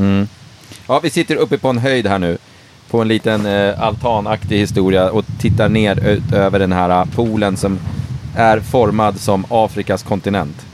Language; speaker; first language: Swedish; native; Swedish